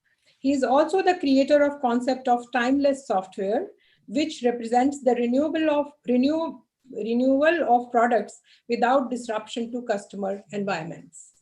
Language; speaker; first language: English; non-native, local second language; Hindi